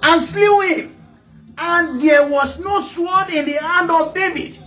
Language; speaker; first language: English; non-native, local second language; Yoruba